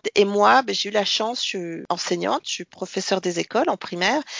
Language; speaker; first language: French; native; French